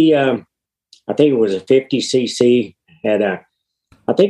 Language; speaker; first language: English; native; English